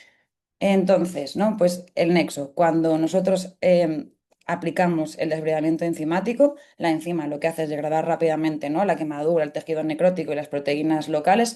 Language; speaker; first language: Spanish; native; Spanish